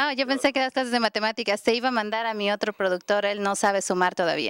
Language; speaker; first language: Spanish; native; Spanish